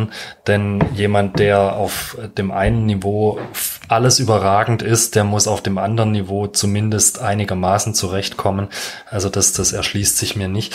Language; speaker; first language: German; native; German